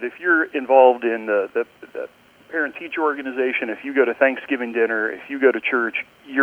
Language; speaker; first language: English; native; English